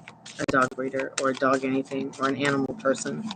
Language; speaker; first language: English; native; English